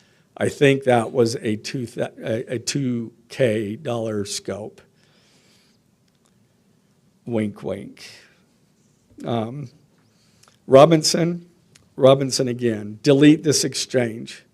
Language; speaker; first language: English; native; English